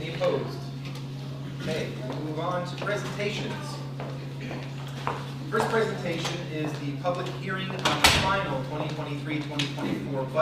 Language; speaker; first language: English; native; English